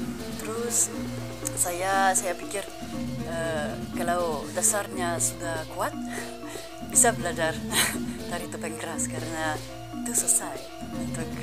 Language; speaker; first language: Indonesian; non-native, learner; French